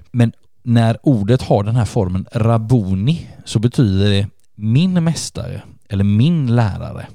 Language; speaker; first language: Swedish; native; Swedish